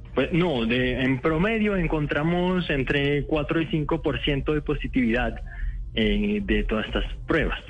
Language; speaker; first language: Spanish; non-native, fluent; French